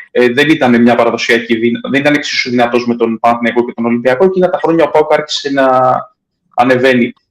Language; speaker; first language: Greek; native; Greek